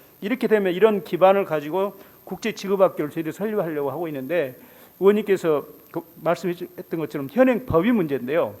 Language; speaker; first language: Korean; native; Korean